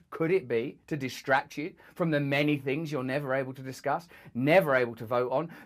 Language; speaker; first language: English; native; English